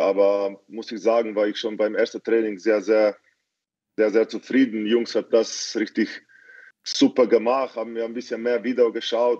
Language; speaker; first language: German; non-native, fluent; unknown